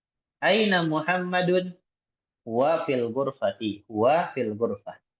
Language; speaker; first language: Arabic; non-native, fluent; Indonesian